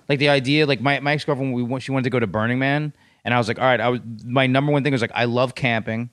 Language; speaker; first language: English; native; English